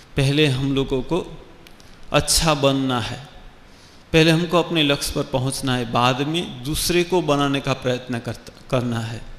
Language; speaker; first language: Hindi; non-native, local second language; Bangla